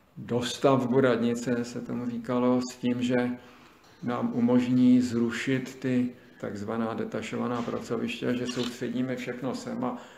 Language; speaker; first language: Czech; native; Czech